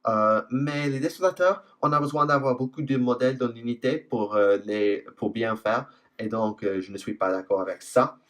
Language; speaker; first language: French; non-native, fluent; English